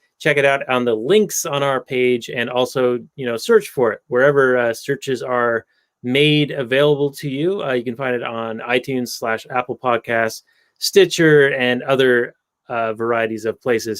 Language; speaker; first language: English; native; English